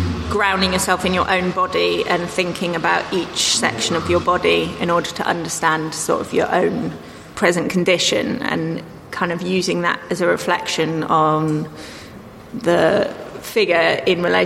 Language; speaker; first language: English; native; English